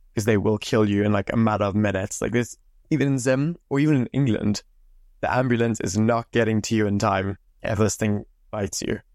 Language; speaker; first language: English; native; English